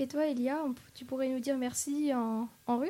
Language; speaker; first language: French; early bilingual, other home language; Arabic